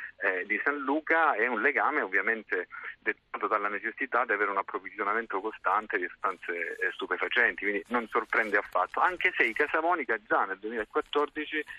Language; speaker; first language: Italian; native; Italian